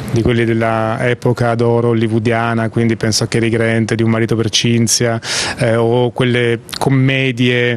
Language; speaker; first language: Italian; native; Italian